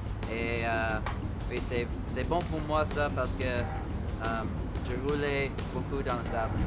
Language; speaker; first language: French; non-native, local second language; English